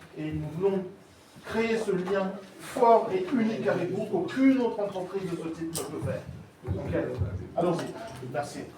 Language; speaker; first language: French; non-native, local second language; Fula